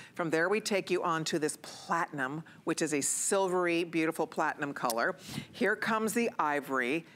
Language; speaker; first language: English; native; English